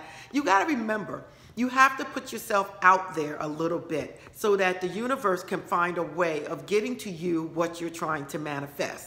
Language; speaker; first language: English; native; English